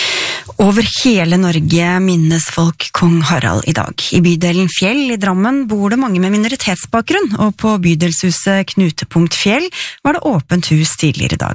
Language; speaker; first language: Norwegian; native; Norwegian